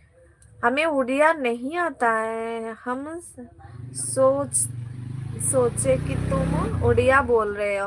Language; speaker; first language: Hindi; non-native, local second language; Bangla